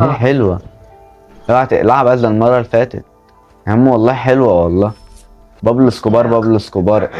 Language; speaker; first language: Arabic; native; Arabic